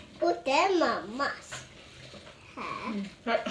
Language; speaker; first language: Swedish; early bilingual, other home language; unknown